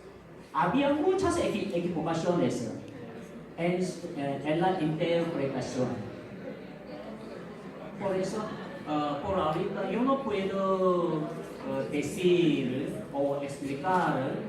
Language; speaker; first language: Spanish; non-native, fluent; Korean